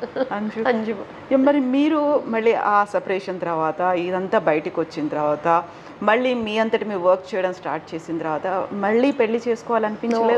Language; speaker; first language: Telugu; native; Telugu